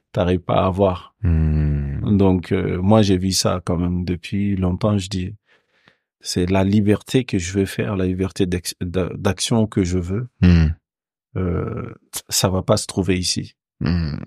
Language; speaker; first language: French; non-native, local second language; Bambara